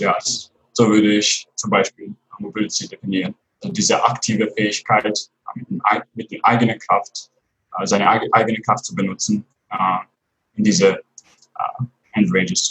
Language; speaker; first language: German; non-native, fluent; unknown